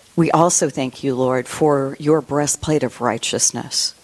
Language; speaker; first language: English; native; English